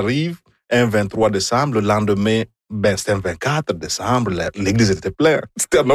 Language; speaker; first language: French; non-native, fluent; Igbo